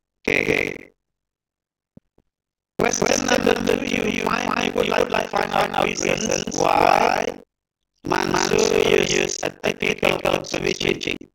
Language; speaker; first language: English; non-native, fluent; Indonesian